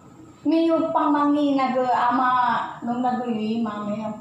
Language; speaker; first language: Chinese; non-native, learner; Filipino